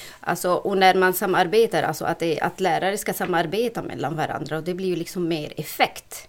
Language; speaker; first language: Swedish; non-native, fluent; Arabic